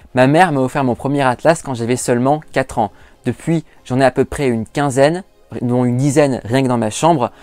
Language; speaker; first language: French; native; French